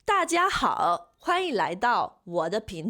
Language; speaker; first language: Chinese; non-native, fluent; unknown